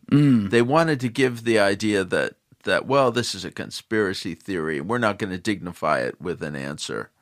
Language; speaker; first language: English; native; English